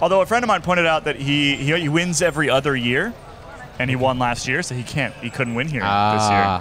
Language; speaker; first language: English; native; English